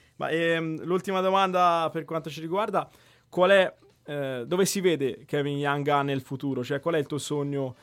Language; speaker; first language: Italian; native; Italian